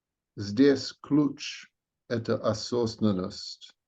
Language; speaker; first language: Russian; non-native, fluent; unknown